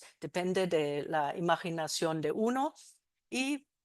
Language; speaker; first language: Spanish; non-native, fluent; German